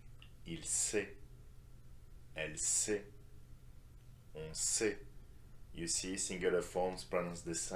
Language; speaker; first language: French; non-native, fluent; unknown